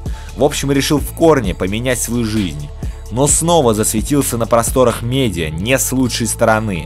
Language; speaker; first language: Russian; native; Russian